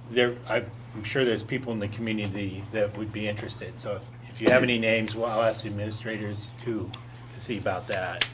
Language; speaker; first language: English; native; English